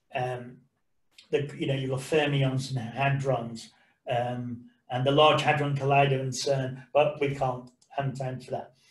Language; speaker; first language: English; native; English